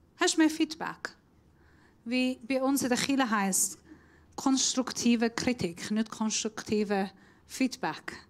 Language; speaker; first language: German; non-native, fluent; Assyrian Neo-Aramaic